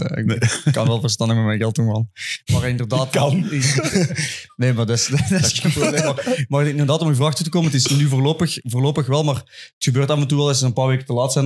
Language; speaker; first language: Dutch; native; Dutch